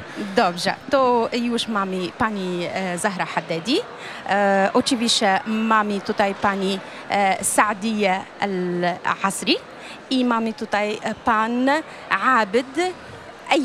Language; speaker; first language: Polish; non-native, fluent; Arabic